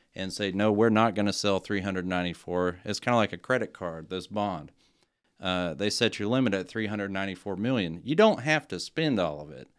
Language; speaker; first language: English; native; English